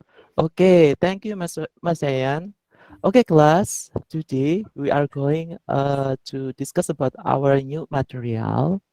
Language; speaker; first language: English; non-native, learner; Indonesian